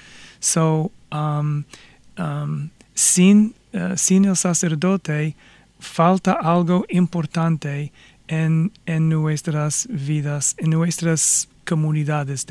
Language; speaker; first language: Spanish; non-native, fluent; English